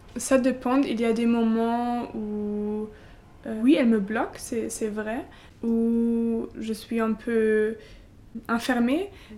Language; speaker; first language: French; non-native, learner; German